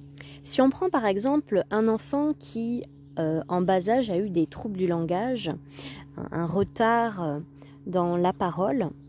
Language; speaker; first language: French; native; French